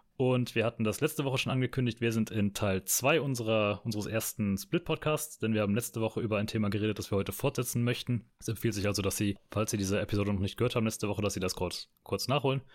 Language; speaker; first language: German; native; German